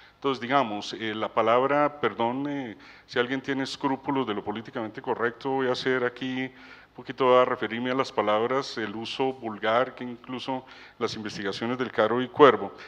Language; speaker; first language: Spanish; native; Spanish